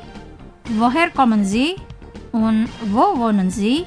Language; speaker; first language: German; non-native, fluent; Indonesian